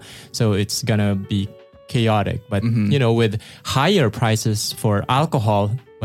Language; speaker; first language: English; non-native, local second language; Filipino